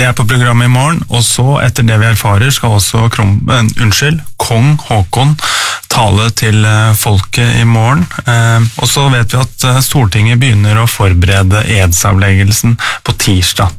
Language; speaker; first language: Norwegian; native; Norwegian